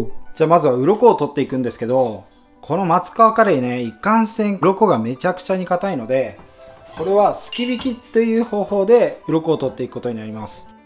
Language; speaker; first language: Japanese; native; Japanese